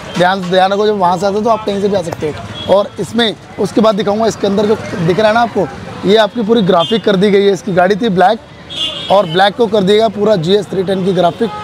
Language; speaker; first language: Hindi; native; Hindi